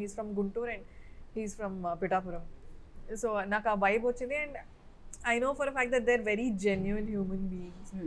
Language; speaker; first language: Telugu; non-native, fluent; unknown